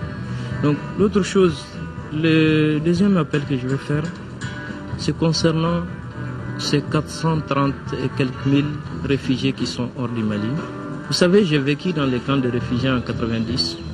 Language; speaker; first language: French; non-native, local second language; Tamasheq